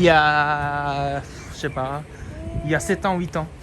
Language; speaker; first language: French; non-native, fluent; Japanese